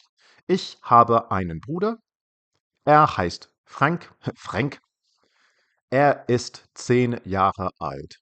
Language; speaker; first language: German; non-native, fluent; English